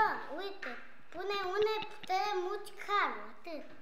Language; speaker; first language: Romanian; non-native, learner; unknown